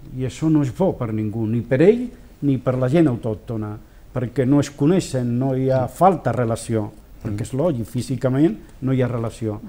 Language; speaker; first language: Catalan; non-native, local second language; Spanish